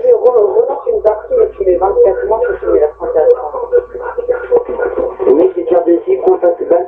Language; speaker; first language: French; native; French